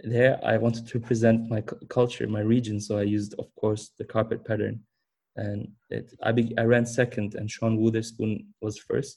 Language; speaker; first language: English; early bilingual, other home language; German